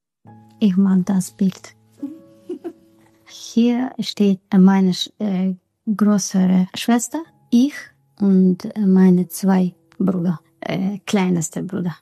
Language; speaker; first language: German; non-native, learner; Russian